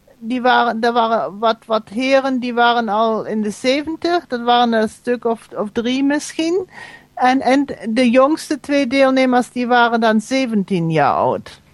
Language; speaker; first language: Dutch; non-native, fluent; German